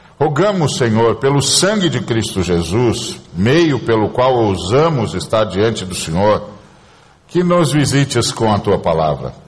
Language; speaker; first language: Portuguese; native; Portuguese